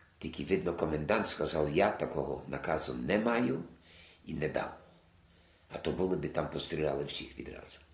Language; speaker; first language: Ukrainian; non-native, local second language; Polish